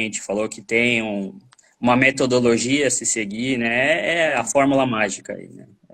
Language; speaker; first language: Portuguese; native; Portuguese